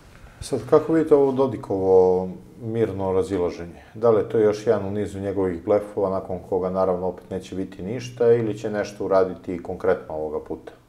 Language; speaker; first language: Serbian; native; Serbian